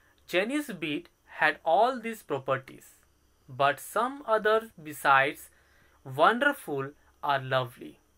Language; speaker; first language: English; non-native, local second language; Bangla